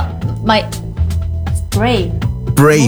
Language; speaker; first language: English; non-native, learner; Korean